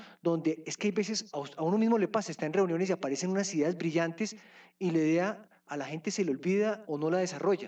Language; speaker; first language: Spanish; native; Spanish